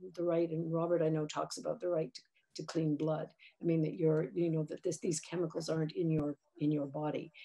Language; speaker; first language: English; native; English